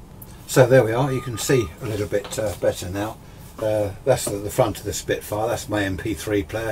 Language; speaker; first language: English; native; English